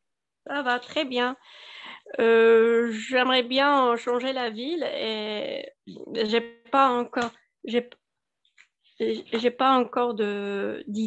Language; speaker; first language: French; non-native, learner; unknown